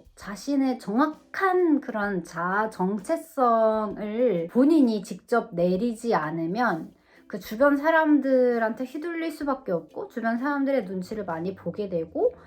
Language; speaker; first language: Korean; non-native, fluent; Russian